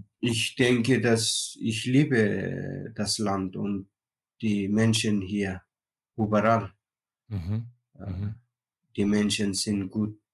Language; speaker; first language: German; non-native, learner; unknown